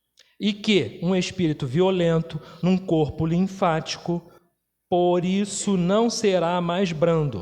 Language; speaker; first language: Portuguese; native; Portuguese